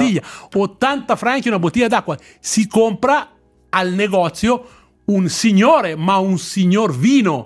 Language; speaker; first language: Italian; native; Italian